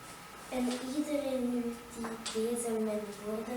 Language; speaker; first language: Dutch; non-native, learner; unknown